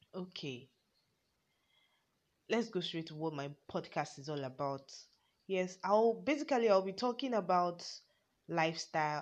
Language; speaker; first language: English; non-native, local second language; Yoruba